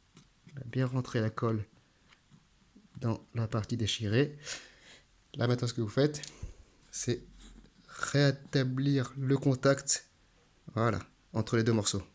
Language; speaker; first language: French; native; French